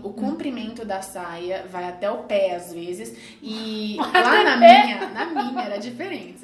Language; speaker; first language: Portuguese; early bilingual, heritage; Portuguese